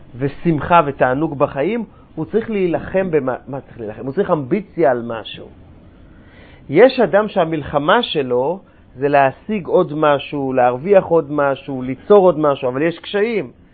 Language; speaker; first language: Hebrew; non-native, fluent; English